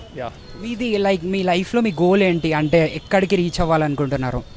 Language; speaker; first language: Telugu; native; Telugu